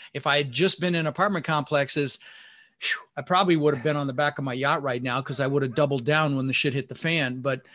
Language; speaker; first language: English; early bilingual, other home language; Dutch